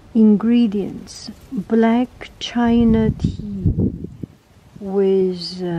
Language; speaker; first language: English; non-native, fluent; Chinese